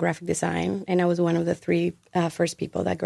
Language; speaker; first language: English; non-native, fluent; Spanish